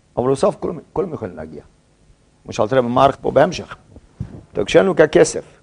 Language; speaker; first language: Hebrew; non-native, fluent; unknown